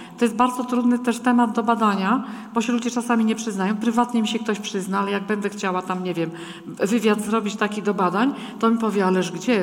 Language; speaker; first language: Polish; native; Polish